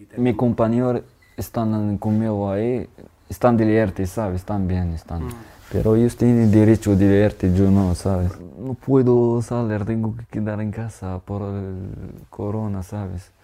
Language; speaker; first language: Spanish; non-native, learner; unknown